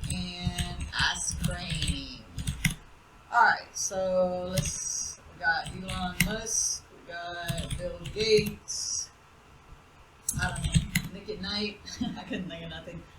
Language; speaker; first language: English; native; English